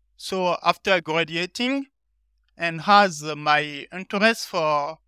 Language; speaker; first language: English; non-native, learner; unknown